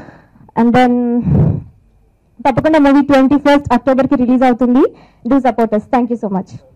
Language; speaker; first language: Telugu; non-native, learner; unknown